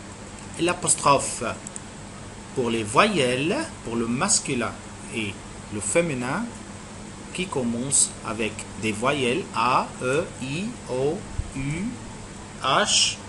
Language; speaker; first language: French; non-native, fluent; Arabic